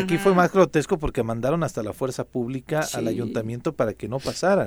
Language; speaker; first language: Spanish; native; Spanish